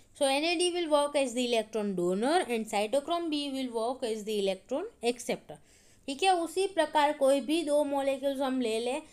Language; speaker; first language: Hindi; non-native, local second language; Gujarati